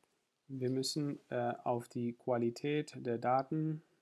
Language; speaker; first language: German; non-native, fluent; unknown